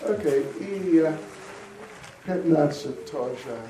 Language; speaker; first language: Russian; non-native, learner; English